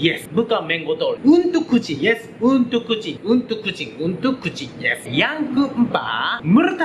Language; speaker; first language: Indonesian; non-native, learner; Japanese